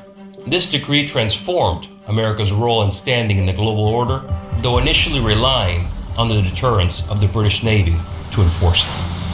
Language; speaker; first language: English; native; English